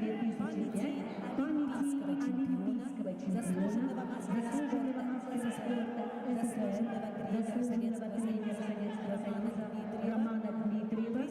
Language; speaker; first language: Russian; native; Russian